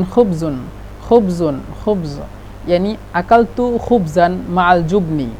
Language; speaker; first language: Egyptian Arabic; non-native, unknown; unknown